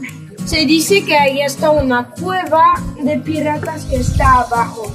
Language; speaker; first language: Spanish; non-native, fluent; French